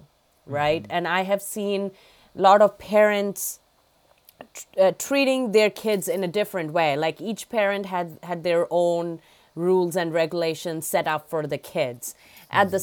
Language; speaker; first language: English; non-native, local second language; Bangla